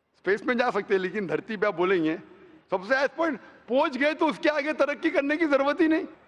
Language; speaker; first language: Hindi; non-native, local second language; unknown